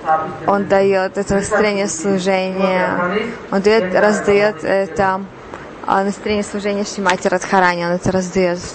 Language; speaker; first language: Russian; non-native, learner; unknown